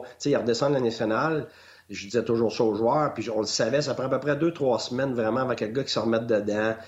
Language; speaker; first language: French; native; French